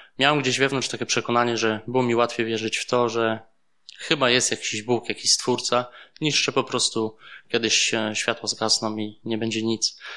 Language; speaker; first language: Polish; early bilingual, heritage; Polish